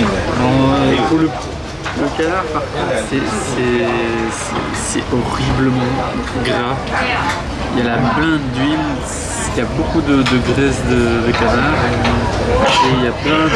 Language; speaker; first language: French; native; French